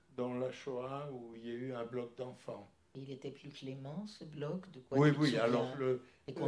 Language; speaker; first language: French; early bilingual, other home language; Polish